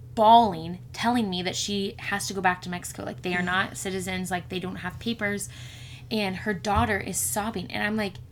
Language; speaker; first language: English; native; English